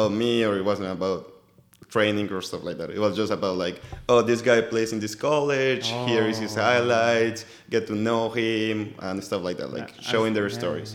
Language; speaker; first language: English; non-native, fluent; Spanish